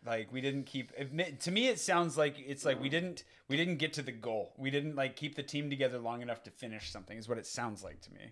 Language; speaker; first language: English; native; English